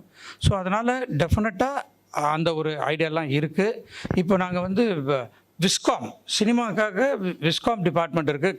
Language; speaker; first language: Tamil; native; Tamil